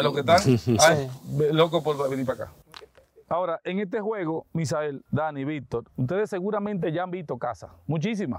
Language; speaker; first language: Spanish; native; Spanish